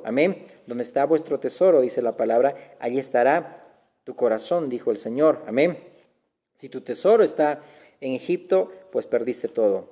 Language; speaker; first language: Spanish; native; Spanish